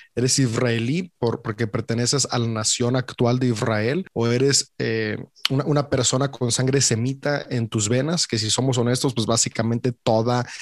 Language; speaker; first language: Spanish; native; Spanish